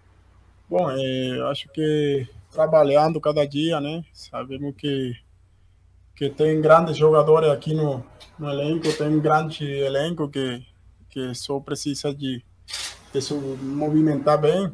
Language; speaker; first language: Portuguese; non-native, fluent; Spanish